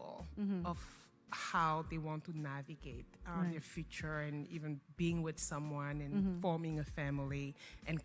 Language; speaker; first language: English; non-native, local second language; French